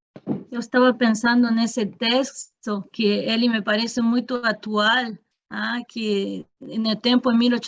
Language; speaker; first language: Portuguese; non-native, fluent; Spanish